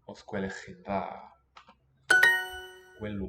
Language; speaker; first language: Welsh; non-native, learner; English